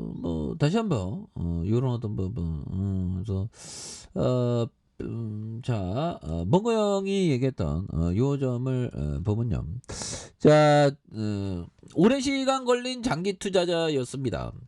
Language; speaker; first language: Korean; native; Korean